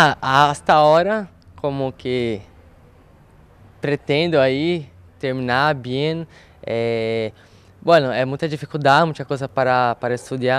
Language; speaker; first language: Spanish; non-native, learner; Portuguese